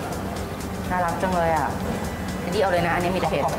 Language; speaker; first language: Thai; native; Thai